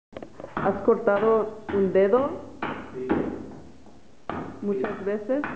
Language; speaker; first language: Spanish; non-native, learner; English